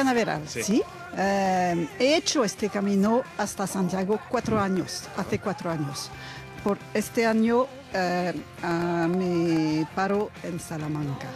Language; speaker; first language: Spanish; non-native, learner; French